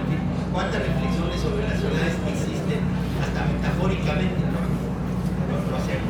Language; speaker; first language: Spanish; native; Spanish